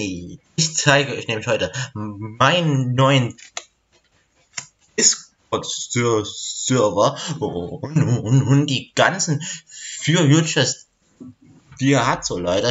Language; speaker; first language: German; native; German